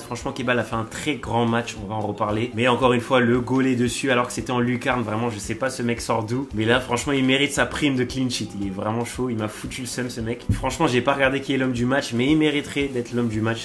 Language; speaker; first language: French; native; French